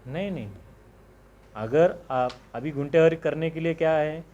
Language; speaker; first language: Hindi; non-native, local second language; Marathi